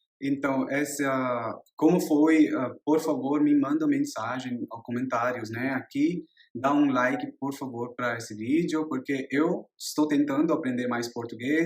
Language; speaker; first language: Portuguese; non-native, learner; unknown